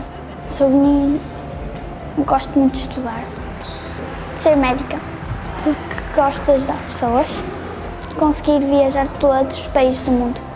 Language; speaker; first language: Portuguese; early bilingual, other home language; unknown